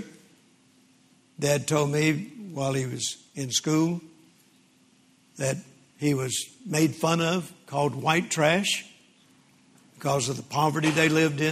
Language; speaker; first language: English; native; English